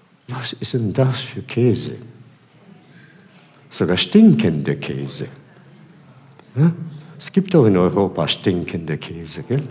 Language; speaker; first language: German; non-native, fluent; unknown